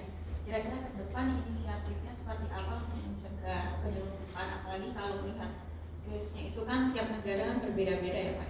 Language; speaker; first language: Indonesian; native; Indonesian